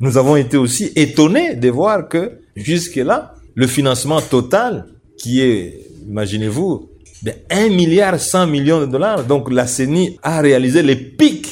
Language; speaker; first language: French; non-native, local second language; Swahili